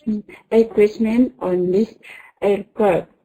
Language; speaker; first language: English; non-native, learner; Indonesian